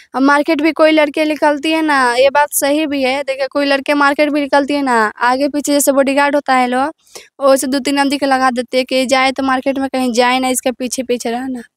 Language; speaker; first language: Hindi; native; Hindi